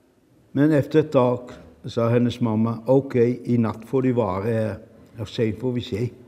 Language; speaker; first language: Swedish; non-native, fluent; Dutch